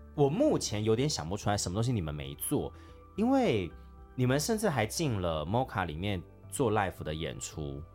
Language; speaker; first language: Chinese; native; Chinese